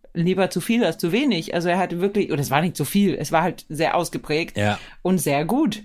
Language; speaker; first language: German; non-native, fluent; Swedish